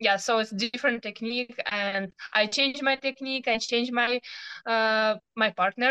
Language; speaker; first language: English; non-native, learner; Ukrainian